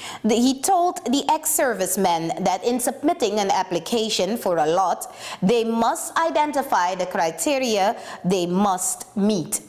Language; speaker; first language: English; non-native, fluent; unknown